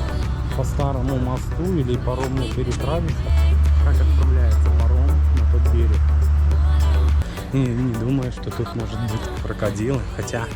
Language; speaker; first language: Russian; native; Russian